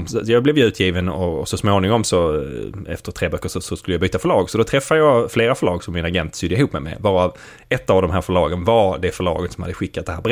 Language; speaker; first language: Swedish; native; Swedish